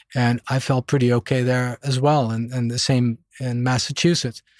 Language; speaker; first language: English; non-native, fluent; Dutch